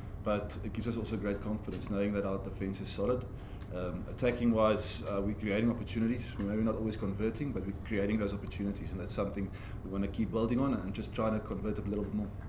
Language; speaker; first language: English; non-native, local second language; Afrikaans